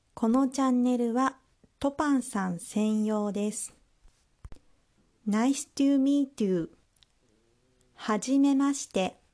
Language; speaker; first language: Japanese; non-native, learner; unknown